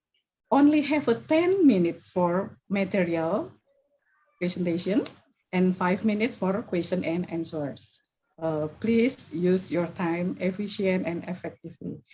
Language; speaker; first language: English; non-native, learner; Indonesian